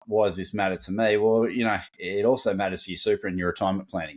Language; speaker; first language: English; native; English